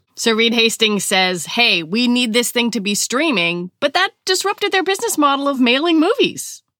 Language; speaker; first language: English; native; English